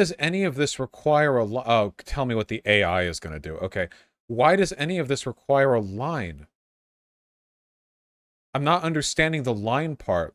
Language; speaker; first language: English; native; English